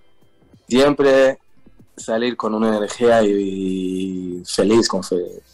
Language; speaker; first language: Spanish; non-native, learner; Hebrew